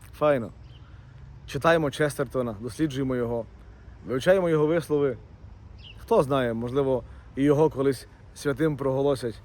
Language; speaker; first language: Ukrainian; native; Ukrainian